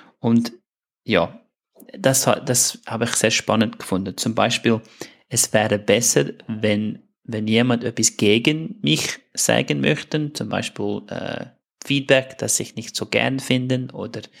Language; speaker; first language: German; non-native, fluent; English